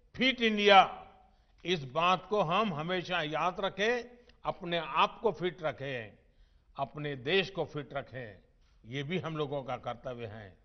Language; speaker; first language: Hindi; non-native, local second language; Gujarati